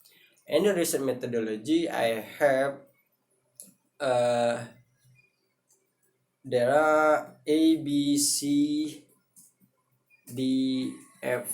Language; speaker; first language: English; non-native, learner; Indonesian